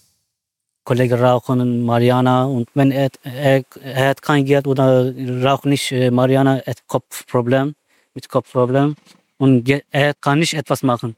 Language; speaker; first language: German; non-native, learner; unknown